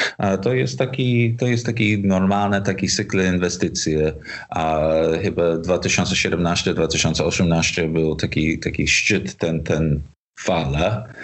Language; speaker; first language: Polish; non-native, learner; English